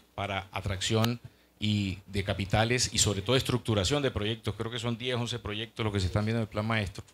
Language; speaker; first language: Spanish; native; Spanish